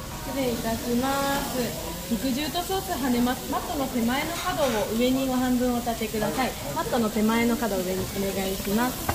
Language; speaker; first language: Japanese; native; Japanese